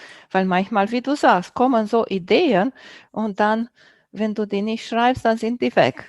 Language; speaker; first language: German; non-native, fluent; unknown